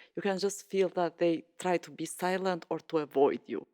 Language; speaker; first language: English; non-native, fluent; Albanian